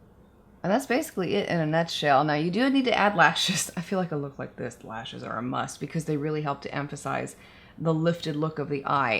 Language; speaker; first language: English; native; English